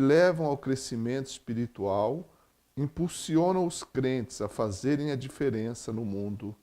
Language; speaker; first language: Portuguese; native; Portuguese